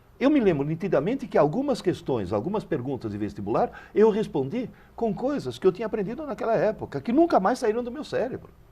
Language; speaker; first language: Portuguese; early bilingual, other home language; Italian